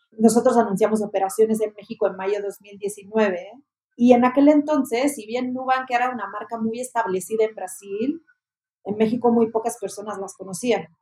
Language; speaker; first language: Spanish; non-native, fluent; Italian